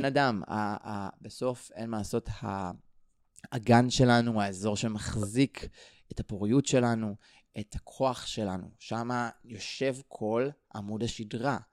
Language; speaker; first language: Hebrew; native; Hebrew